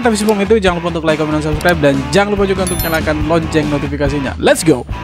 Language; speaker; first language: Indonesian; native; Indonesian